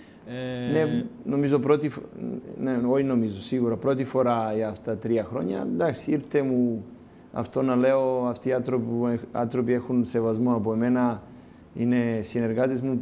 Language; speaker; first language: Greek; non-native, learner; Serbian